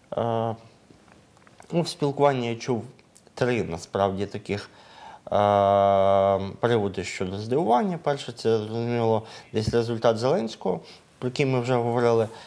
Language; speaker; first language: Ukrainian; native; Ukrainian